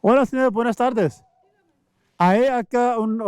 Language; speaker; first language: Spanish; non-native, learner; Hindi